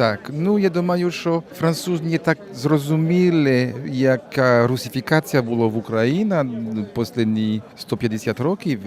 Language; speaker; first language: Ukrainian; non-native, learner; French